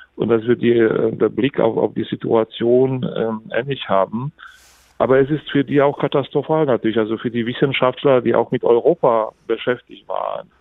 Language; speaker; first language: German; non-native, fluent; Polish